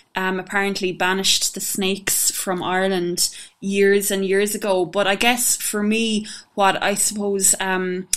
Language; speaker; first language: English; native; English